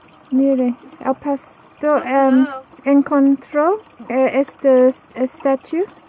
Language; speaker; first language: Spanish; non-native, learner; English